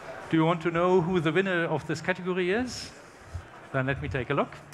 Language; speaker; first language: English; non-native, fluent; German